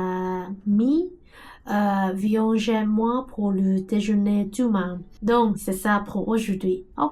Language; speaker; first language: French; non-native, learner; Cantonese